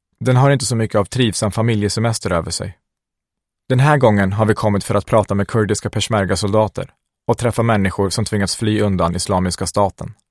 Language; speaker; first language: Swedish; early bilingual, other home language; Kurdish